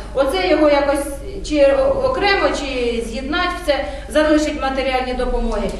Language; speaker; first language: Ukrainian; native; Ukrainian